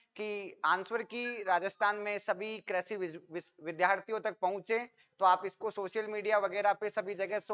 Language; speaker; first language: Hindi; native; Hindi